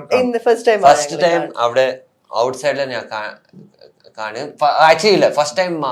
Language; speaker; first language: Malayalam; non-native, learner; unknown